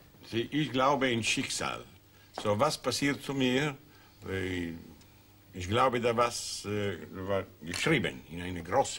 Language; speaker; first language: German; non-native, learner; Italian